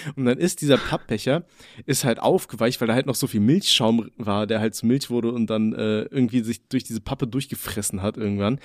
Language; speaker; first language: German; native; German